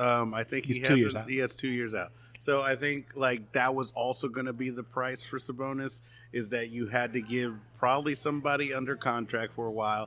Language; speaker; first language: English; native; English